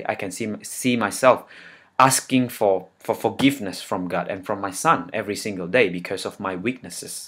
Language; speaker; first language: English; non-native, fluent; Indonesian